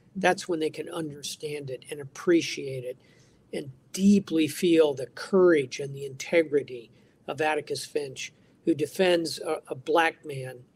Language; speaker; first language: English; native; English